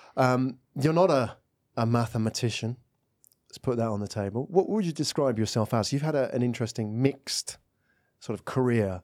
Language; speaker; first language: English; native; English